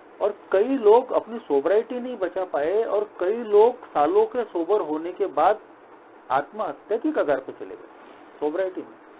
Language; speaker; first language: Hindi; non-native, local second language; Marathi